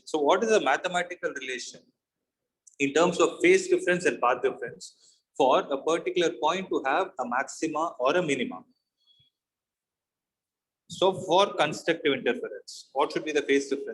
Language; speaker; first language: English; non-native, local second language; Tamil